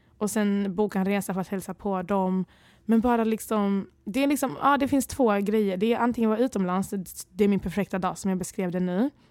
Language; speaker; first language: Swedish; early bilingual, other home language; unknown